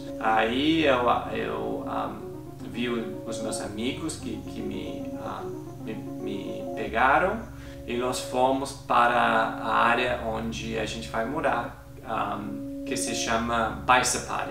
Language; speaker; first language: Portuguese; non-native, fluent; English